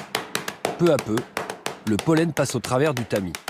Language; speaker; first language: French; native; French